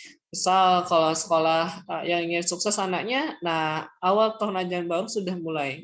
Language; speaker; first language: Indonesian; non-native, local second language; Minangkabau